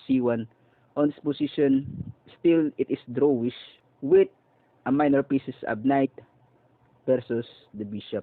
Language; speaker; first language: English; non-native, local second language; Filipino